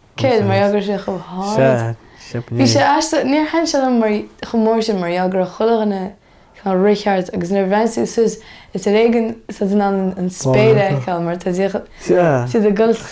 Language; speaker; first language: Irish; native; Irish